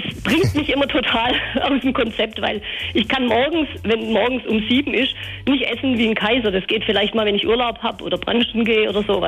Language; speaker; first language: German; native; German